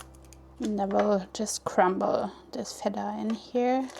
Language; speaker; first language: English; non-native, fluent; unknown